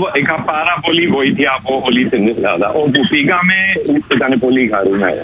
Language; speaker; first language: Greek; non-native, learner; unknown